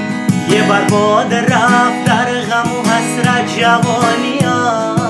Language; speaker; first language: Persian; native; Persian